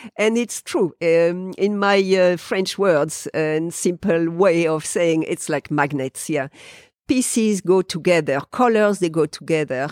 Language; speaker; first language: English; non-native, fluent; French